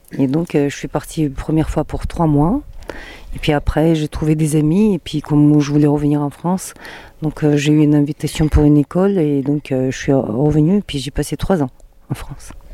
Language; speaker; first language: French; non-native, fluent; Russian